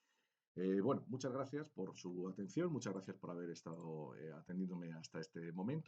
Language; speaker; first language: Spanish; native; Spanish